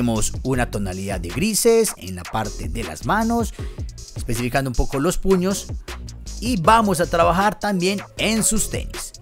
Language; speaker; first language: Spanish; native; Spanish